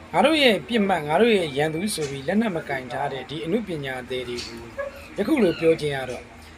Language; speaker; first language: Burmese; native; Burmese